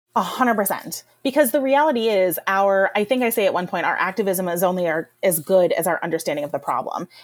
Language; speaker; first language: English; native; English